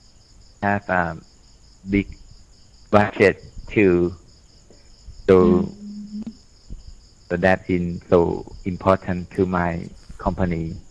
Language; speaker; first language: English; non-native, learner; Thai